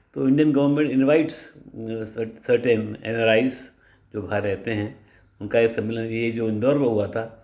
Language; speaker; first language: Hindi; native; Hindi